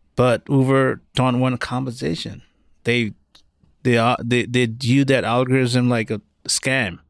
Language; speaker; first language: English; non-native, fluent; Arabic